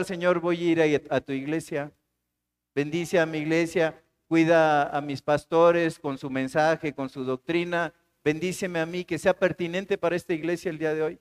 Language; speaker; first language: Spanish; native; Spanish